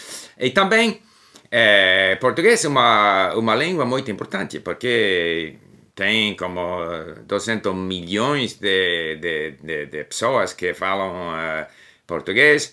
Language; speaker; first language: Spanish; non-native, fluent; English